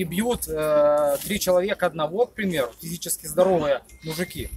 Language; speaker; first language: Russian; native; Russian